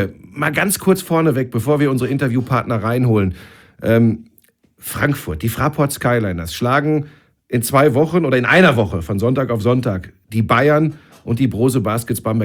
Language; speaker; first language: German; native; German